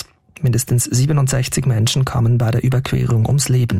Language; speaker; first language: German; native; German